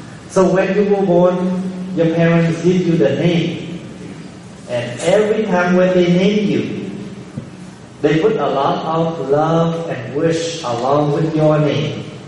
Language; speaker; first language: English; non-native, fluent; Vietnamese